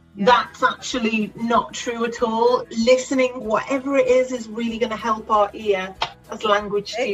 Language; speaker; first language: English; native; English